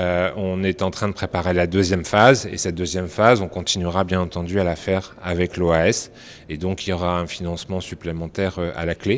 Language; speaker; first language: French; native; French